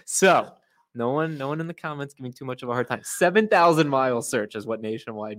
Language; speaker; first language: English; native; English